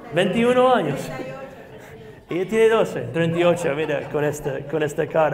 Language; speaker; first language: Spanish; non-native, fluent; English